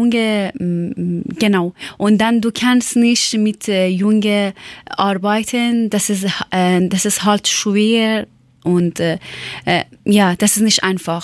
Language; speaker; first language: German; non-native, learner; Persian